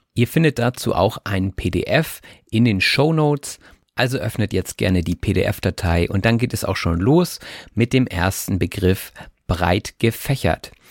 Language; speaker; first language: German; native; German